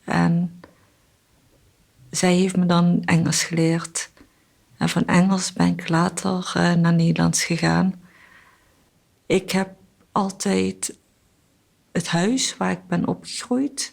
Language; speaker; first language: Dutch; early bilingual, other home language; Korean